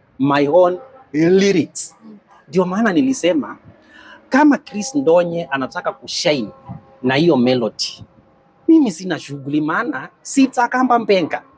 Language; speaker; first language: Swahili; non-native, local second language; Kamba